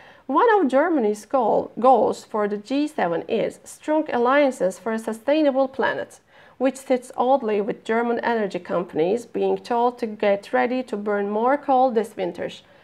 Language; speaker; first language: English; non-native, fluent; Turkish